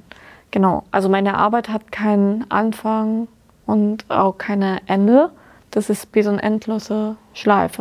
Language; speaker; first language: German; non-native, fluent; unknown